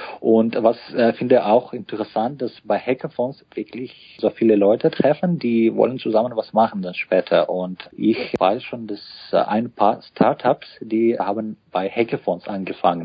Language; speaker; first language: German; non-native, fluent; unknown